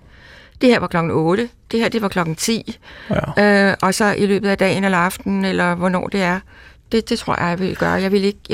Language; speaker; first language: Danish; native; Danish